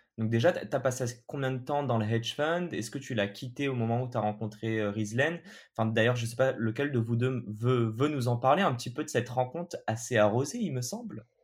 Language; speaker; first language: French; native; French